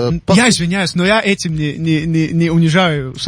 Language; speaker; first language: Russian; non-native, local second language; Tajik